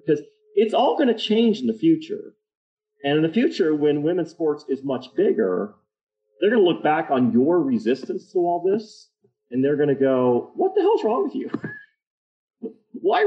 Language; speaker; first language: English; native; English